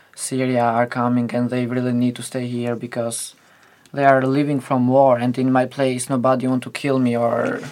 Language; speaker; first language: English; non-native, fluent; Albanian